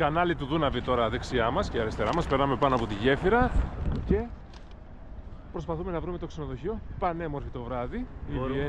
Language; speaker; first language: Greek; native; Greek